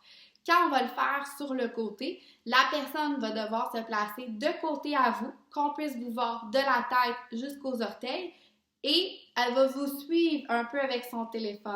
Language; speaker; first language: French; native; French